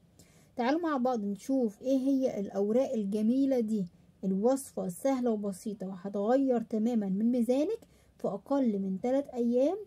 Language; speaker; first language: Arabic; native; Arabic